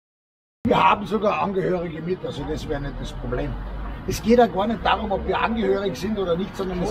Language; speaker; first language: German; native; German